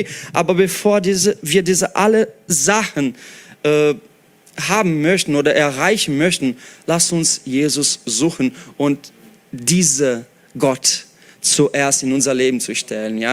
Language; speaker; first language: German; non-native, fluent; Portuguese